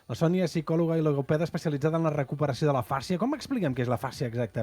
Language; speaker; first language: Catalan; native; Catalan